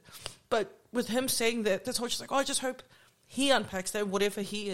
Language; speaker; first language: English; native; English